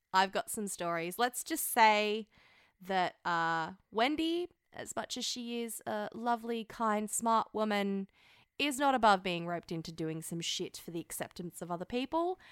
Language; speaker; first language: English; early bilingual, other home language; French